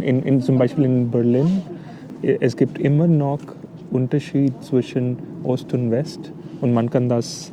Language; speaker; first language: German; non-native, fluent; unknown